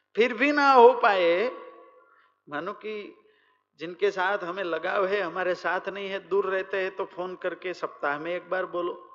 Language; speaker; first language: Hindi; non-native, local second language; Gujarati